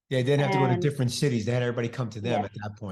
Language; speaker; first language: English; native; English